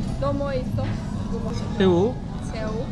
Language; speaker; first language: Korean; non-native, learner; Uzbek